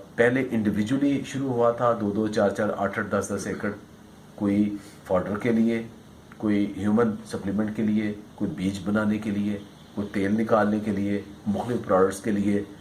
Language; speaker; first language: Urdu; non-native, local second language; Punjabi